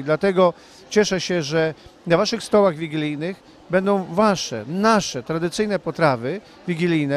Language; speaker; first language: Polish; native; Polish